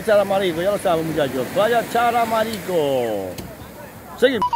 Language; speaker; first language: Spanish; native; Spanish